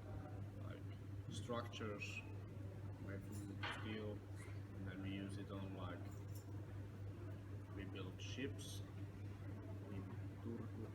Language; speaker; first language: English; non-native, fluent; Finnish